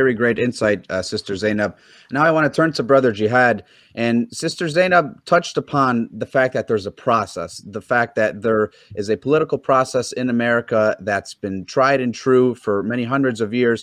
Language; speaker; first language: English; native; English